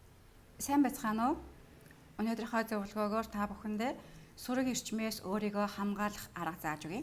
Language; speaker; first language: Mongolian; native; Mongolian